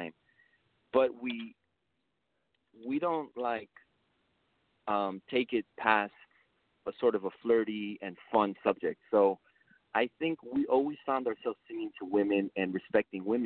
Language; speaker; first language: English; early bilingual, other home language; Spanish